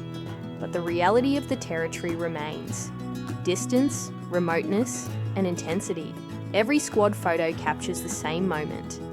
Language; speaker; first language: English; native; English